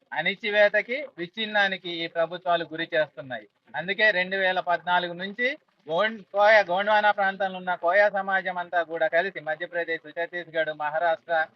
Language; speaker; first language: Telugu; non-native, local second language; Koya